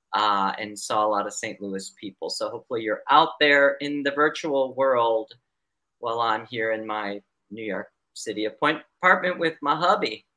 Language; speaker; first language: English; native; English